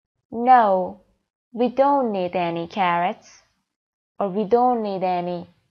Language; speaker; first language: English; non-native, fluent; Persian